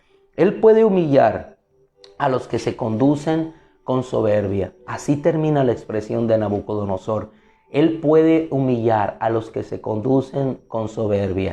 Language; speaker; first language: Spanish; native; Spanish